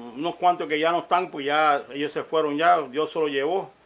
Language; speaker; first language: Spanish; early bilingual, heritage; Spanish